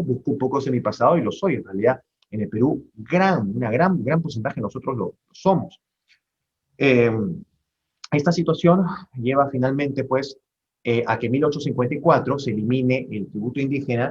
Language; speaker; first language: Spanish; native; Spanish